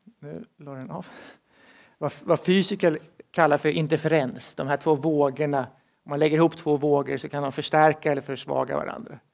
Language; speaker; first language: Swedish; native; Swedish